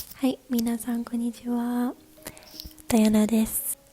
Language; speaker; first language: Japanese; non-native, learner; English